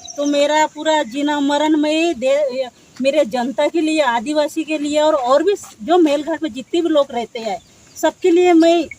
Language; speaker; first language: Hindi; non-native, local second language; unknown